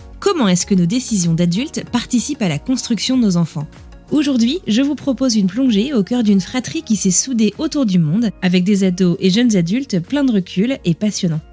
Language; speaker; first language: French; native; French